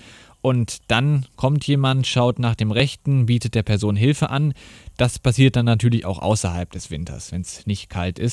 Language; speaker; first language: German; native; German